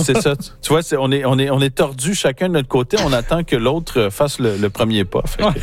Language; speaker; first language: French; native; French